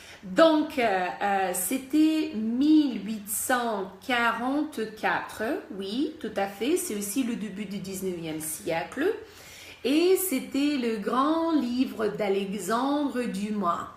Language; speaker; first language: French; non-native, fluent; Russian